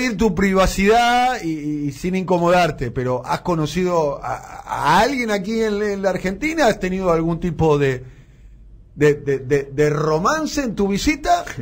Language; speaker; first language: Spanish; native; Spanish